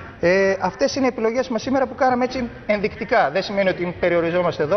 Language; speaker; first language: Greek; native; Greek